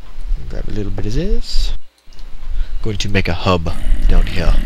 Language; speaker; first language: English; native; English